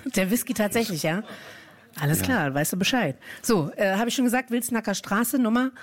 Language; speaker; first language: German; native; German